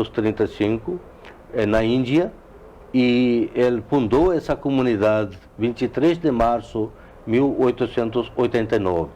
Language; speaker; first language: Portuguese; non-native, fluent; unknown